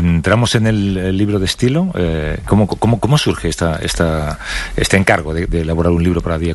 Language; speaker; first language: Spanish; native; Spanish